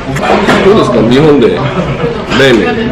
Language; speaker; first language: Japanese; non-native, fluent; Korean